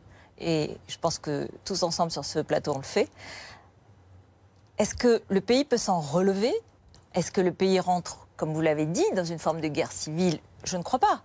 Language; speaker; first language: French; native; French